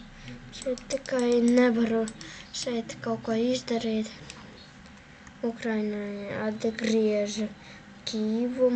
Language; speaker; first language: Latvian; non-native, local second language; Russian